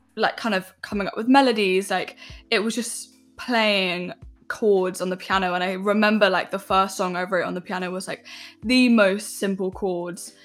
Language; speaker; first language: English; native; English